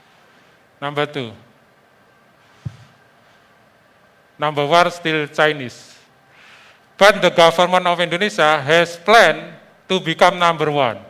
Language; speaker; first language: English; non-native, fluent; Indonesian